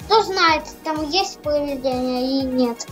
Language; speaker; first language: Russian; native; Russian